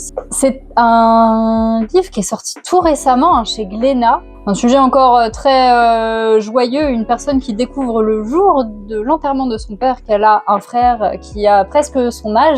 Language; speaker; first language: French; native; French